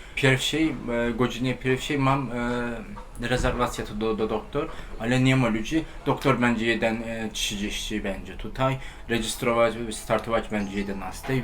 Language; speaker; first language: Polish; non-native, learner; Turkish